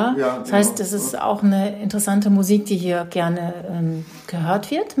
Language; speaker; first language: German; native; German